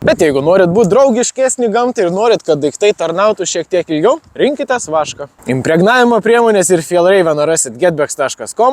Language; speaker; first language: Lithuanian; native; Lithuanian